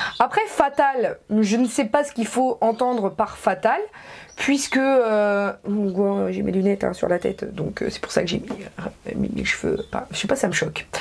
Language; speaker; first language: French; native; French